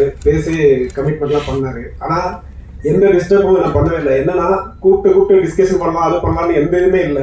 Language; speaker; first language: Tamil; native; Tamil